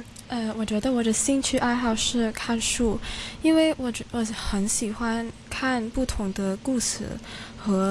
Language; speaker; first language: Chinese; non-native, learner; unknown